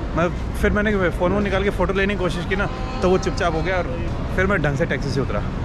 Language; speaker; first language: Hindi; native; Hindi